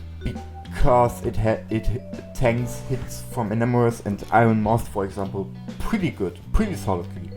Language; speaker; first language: English; non-native, fluent; German